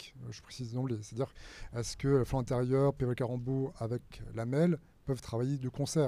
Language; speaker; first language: French; native; French